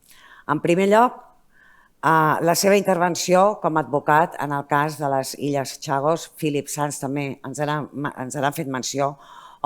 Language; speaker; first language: Catalan; native; Catalan